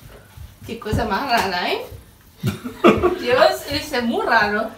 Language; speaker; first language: Spanish; non-native, fluent; Portuguese